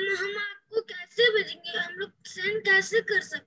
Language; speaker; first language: Hindi; native; Hindi